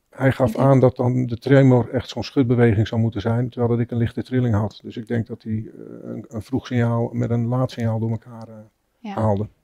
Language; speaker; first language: Dutch; native; Dutch